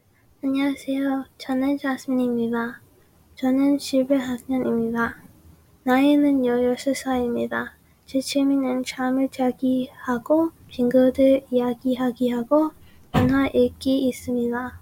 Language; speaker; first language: Korean; non-native, learner; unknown